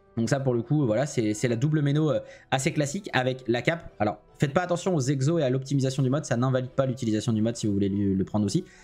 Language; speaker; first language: French; native; French